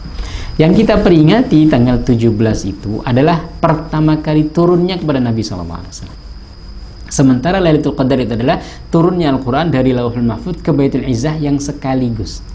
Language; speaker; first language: Indonesian; native; Indonesian